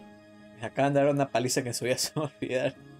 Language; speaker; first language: Spanish; native; Spanish